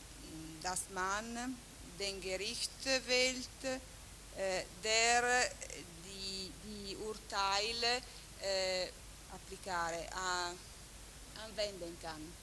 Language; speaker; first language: German; non-native, fluent; Italian